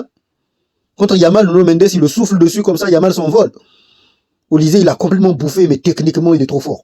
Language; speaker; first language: French; native; French